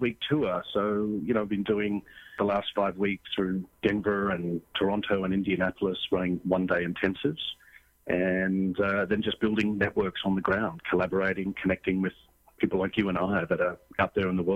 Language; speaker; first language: English; native; English